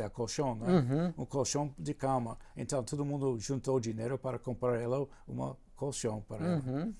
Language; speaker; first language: Portuguese; non-native, fluent; English